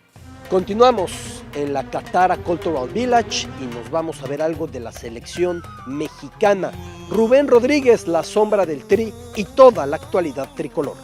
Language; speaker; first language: Spanish; native; Spanish